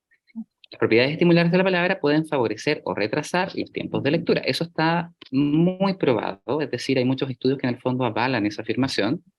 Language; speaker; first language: Spanish; native; Spanish